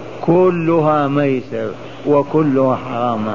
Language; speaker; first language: Arabic; native; Arabic